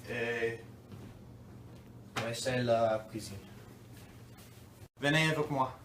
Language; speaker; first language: French; non-native, learner; English